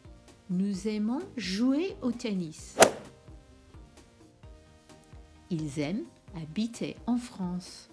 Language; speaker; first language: French; non-native, fluent; English